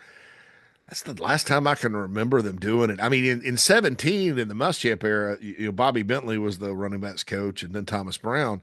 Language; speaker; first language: English; native; English